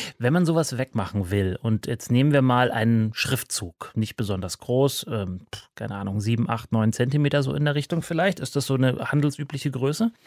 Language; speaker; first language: German; native; German